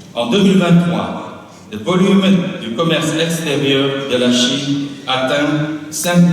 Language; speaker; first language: French; non-native, fluent; Chinese